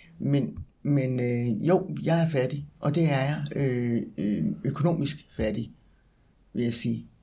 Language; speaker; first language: Danish; native; Danish